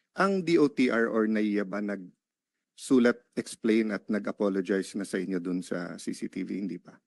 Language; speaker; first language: Filipino; native; Filipino